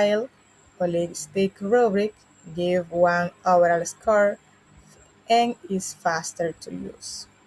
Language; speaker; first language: English; non-native, learner; Spanish